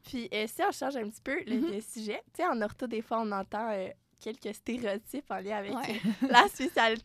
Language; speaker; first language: French; native; French